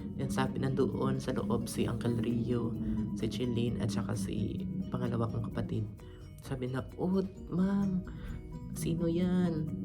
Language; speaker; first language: Filipino; non-native, local second language; Cebuano